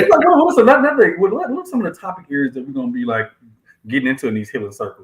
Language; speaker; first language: English; native; English